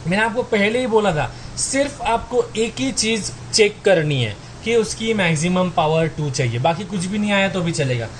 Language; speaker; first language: Hindi; non-native, local second language; Marathi